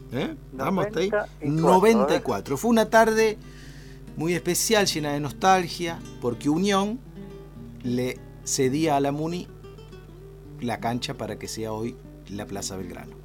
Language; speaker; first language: Spanish; native; Spanish